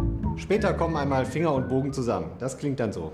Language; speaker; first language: German; native; German